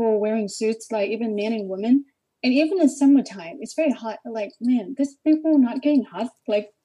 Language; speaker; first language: English; non-native, learner; Vietnamese